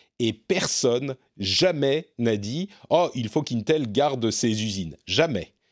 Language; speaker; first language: French; native; French